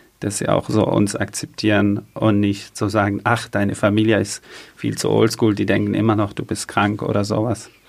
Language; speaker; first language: German; early bilingual, other home language; Arabic